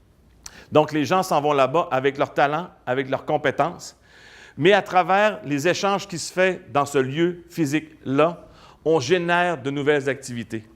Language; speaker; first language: French; native; French